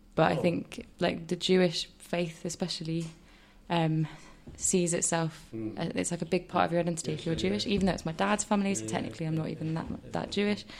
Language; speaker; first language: English; native; English